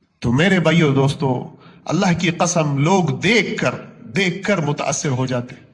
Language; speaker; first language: Urdu; non-native, local second language; Punjabi